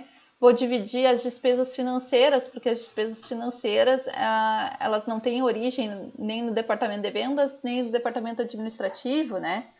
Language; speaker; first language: Portuguese; native; Portuguese